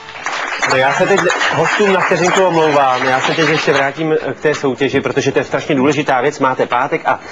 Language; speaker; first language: Czech; native; Czech